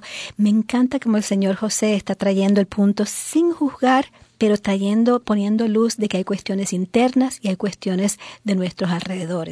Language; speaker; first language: Spanish; native; Spanish